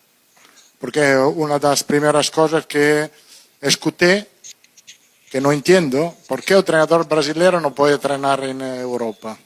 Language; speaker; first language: Portuguese; non-native, fluent; Italian